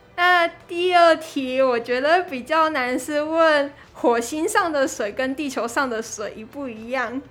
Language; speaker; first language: Chinese; native; Chinese